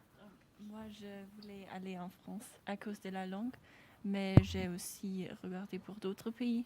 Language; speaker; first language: French; non-native, fluent; German